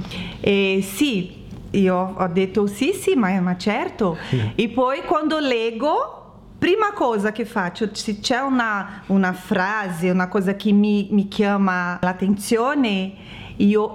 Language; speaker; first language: Italian; non-native, learner; Portuguese